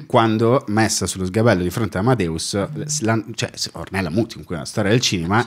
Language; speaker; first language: Italian; native; Italian